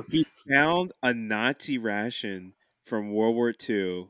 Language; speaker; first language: English; native; English